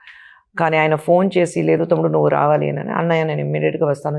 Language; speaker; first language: Telugu; non-native, local second language; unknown